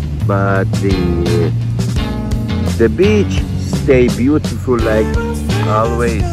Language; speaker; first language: English; non-native, learner; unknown